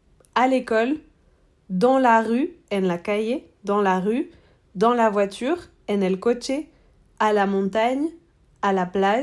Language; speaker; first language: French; non-native, fluent; Spanish